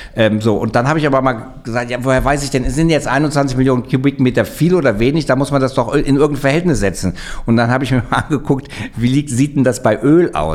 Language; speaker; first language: German; native; German